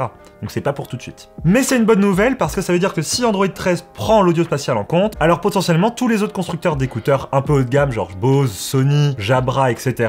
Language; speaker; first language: French; native; French